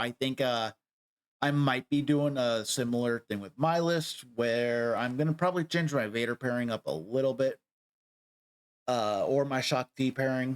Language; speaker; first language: English; native; English